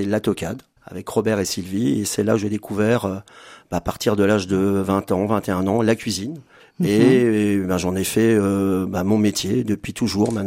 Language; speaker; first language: French; native; French